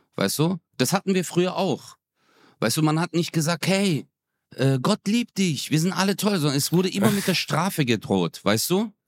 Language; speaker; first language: German; early bilingual, other home language; Turkish